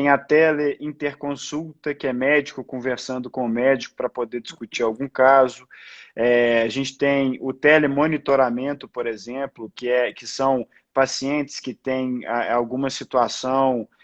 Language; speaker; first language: Portuguese; native; Portuguese